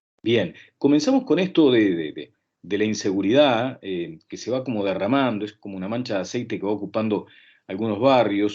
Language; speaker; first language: Spanish; native; Spanish